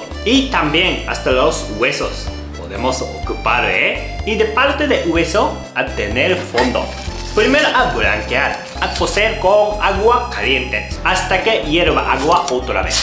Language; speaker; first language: Spanish; non-native, fluent; Japanese